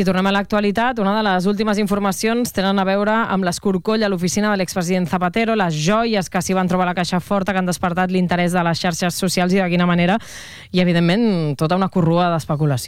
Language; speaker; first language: Catalan; native; Catalan